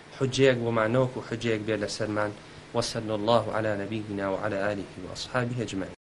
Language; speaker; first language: Central Kurdish; native; Central Kurdish